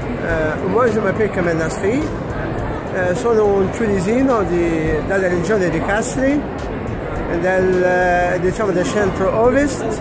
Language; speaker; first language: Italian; non-native, fluent; Arabic